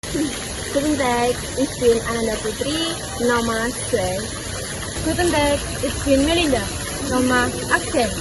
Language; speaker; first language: German; non-native, learner; Indonesian